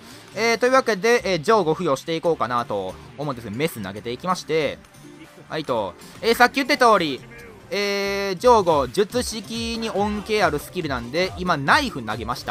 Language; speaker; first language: Japanese; native; Japanese